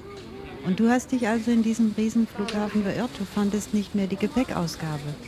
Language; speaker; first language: German; native; German